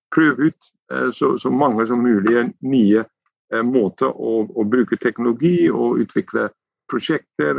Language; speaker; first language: Norwegian; non-native, fluent; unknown